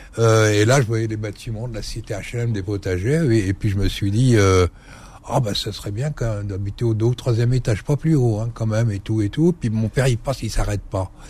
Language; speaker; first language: French; early bilingual, other home language; Arabic